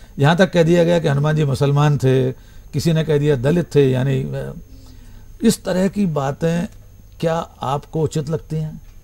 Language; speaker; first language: Hindi; native; Hindi